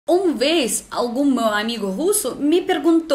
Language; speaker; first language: Portuguese; non-native, learner; Russian